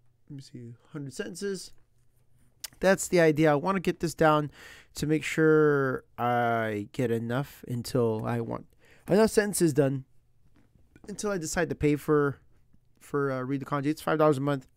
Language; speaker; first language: English; native; English